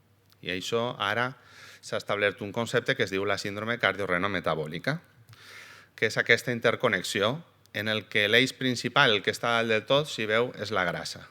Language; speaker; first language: Catalan; native; Catalan